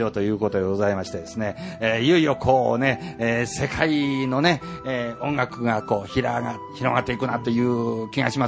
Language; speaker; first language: Japanese; native; Japanese